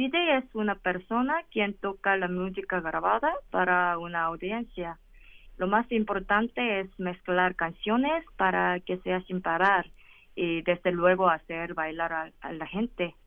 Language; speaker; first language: Spanish; non-native, learner; Korean